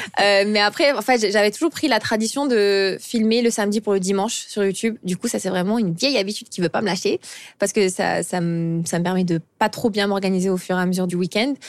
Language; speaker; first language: French; early bilingual, other home language; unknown